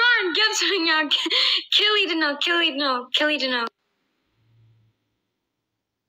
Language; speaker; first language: Amharic; non-native, learner; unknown